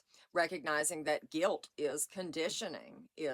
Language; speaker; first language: English; native; English